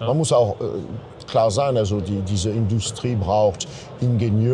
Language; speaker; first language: German; non-native, fluent; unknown